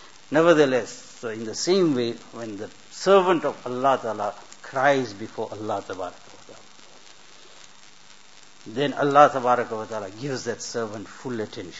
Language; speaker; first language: English; native; English